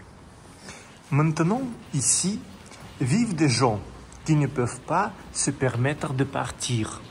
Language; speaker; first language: French; non-native, learner; Russian